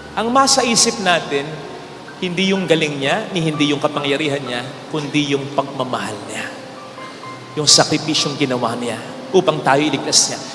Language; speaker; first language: Filipino; native; Filipino